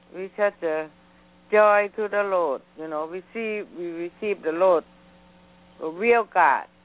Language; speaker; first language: English; non-native, learner; Thai